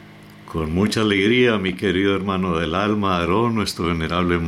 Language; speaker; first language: Spanish; native; Spanish